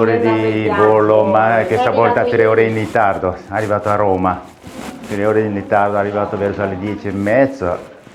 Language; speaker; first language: Italian; non-native, learner; Korean